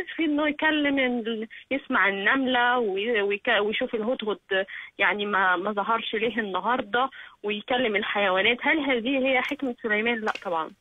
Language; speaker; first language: Arabic; native; Arabic